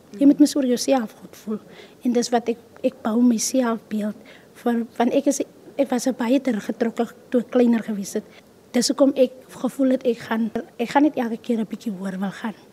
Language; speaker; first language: Afrikaans; native; Afrikaans